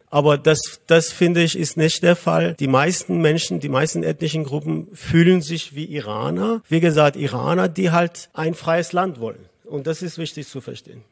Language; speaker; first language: German; non-native, fluent; Persian